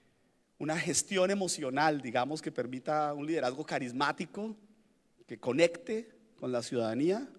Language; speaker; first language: Spanish; native; Spanish